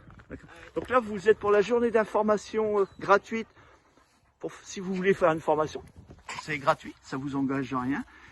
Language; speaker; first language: French; native; French